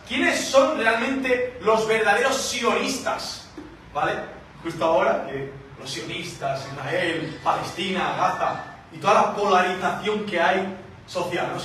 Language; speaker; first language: Spanish; native; Spanish